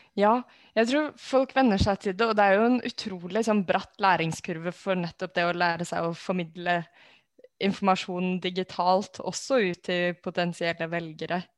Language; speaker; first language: Norwegian; native; Norwegian